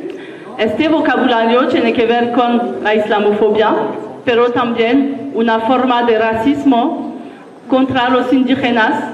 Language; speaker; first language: Spanish; non-native, learner; French